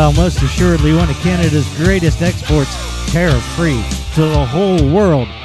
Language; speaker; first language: English; native; English